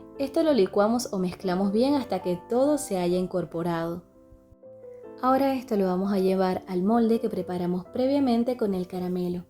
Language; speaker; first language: Spanish; native; Spanish